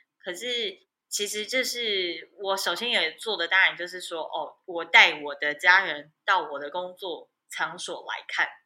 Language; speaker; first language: Chinese; native; Chinese